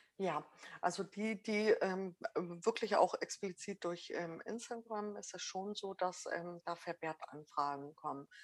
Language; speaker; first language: German; early bilingual, other home language; Arabic